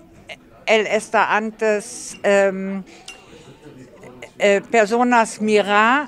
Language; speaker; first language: Spanish; non-native, learner; German